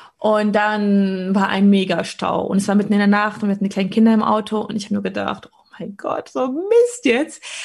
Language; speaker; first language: German; early bilingual, other home language; Polish